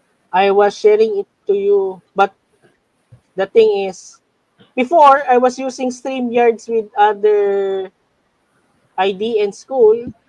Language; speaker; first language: English; non-native, local second language; Filipino